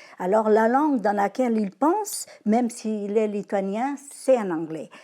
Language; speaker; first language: French; non-native, fluent; Portuguese